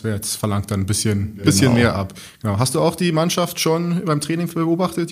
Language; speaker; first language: German; native; German